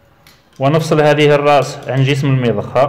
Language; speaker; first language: Arabic; native; Arabic